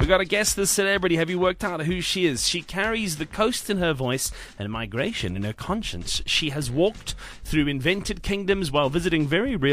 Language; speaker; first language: English; native; English